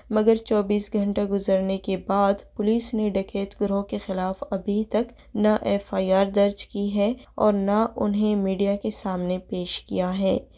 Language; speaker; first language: Urdu; non-native, local second language; Baluchi